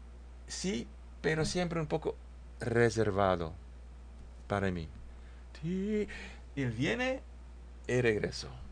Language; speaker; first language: Spanish; non-native, learner; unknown